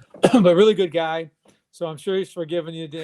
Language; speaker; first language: English; native; English